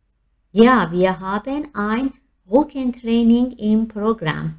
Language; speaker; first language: German; non-native, fluent; Persian